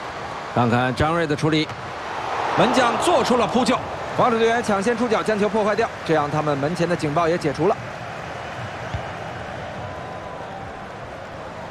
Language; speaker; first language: Chinese; native; Chinese